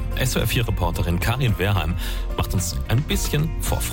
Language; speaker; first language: German; native; German